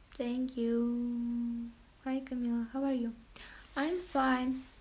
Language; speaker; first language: English; non-native, learner; Ukrainian